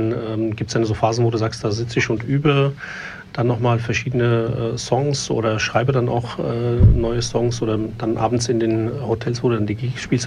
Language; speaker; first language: German; native; German